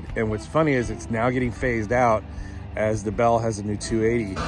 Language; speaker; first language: English; native; English